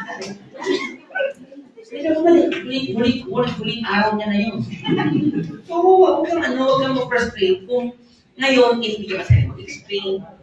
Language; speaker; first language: Filipino; native; Filipino